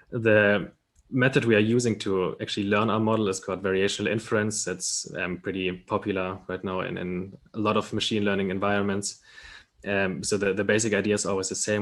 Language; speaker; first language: English; non-native, fluent; German